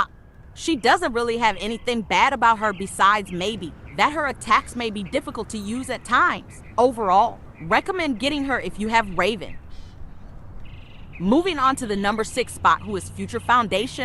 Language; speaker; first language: English; native; English